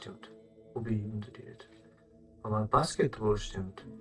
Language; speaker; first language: German; non-native, learner; Japanese